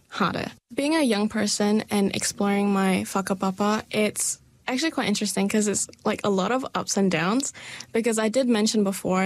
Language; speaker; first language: English; non-native, local second language; Malay